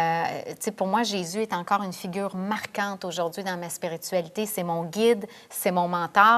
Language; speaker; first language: French; native; French